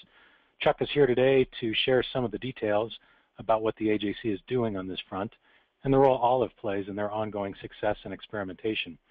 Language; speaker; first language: English; native; English